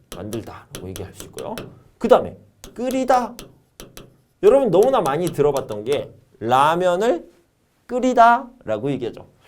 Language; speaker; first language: Korean; native; Korean